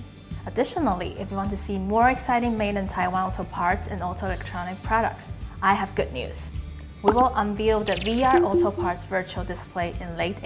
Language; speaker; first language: English; non-native, fluent; Chinese